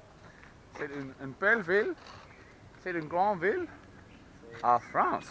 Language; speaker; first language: French; non-native, learner; English